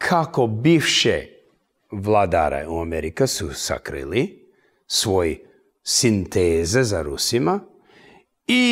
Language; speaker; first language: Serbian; early bilingual, heritage; English